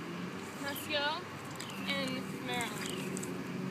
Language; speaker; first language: Spanish; non-native, learner; English